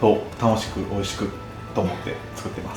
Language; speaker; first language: Japanese; native; Japanese